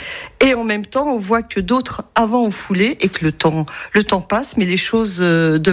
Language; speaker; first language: French; native; French